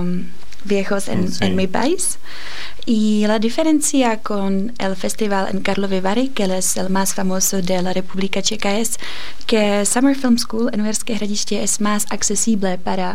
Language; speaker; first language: Spanish; non-native, fluent; Czech